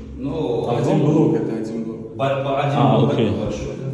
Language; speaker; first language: Russian; non-native, local second language; Uzbek